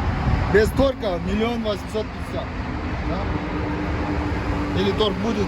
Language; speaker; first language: Russian; non-native, local second language; Kyrgyz